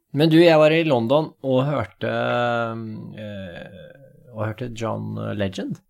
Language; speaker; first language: Norwegian; native; Norwegian